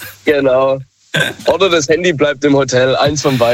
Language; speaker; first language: German; native; German